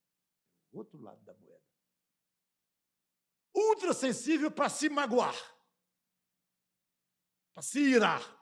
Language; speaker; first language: Portuguese; native; Portuguese